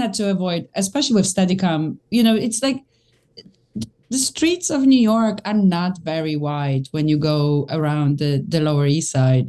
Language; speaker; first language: English; native; English